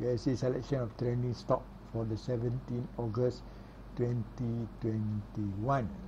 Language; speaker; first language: English; non-native, local second language; Malay